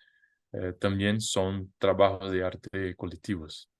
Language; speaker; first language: Spanish; non-native, fluent; Portuguese